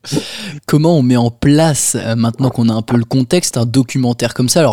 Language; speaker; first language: French; native; French